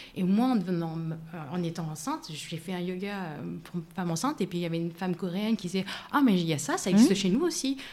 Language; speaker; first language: French; native; French